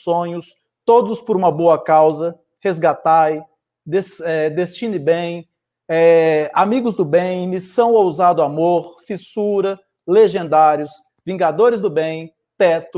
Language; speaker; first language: Portuguese; native; Portuguese